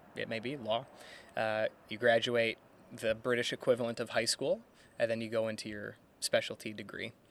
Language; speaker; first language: English; native; English